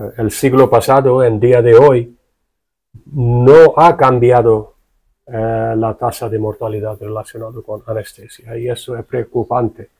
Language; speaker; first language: Spanish; non-native, fluent; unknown